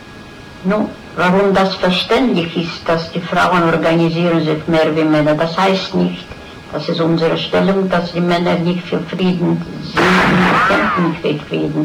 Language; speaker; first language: German; non-native, fluent; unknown